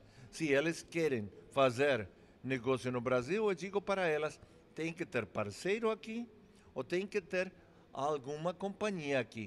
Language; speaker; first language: Portuguese; non-native, fluent; English